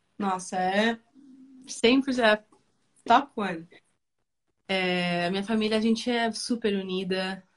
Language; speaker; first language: Portuguese; early bilingual, other home language; Spanish